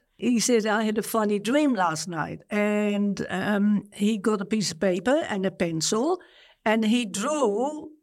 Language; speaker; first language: English; non-native, fluent; Dutch